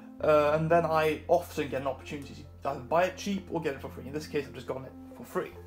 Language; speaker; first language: English; non-native, fluent; Swedish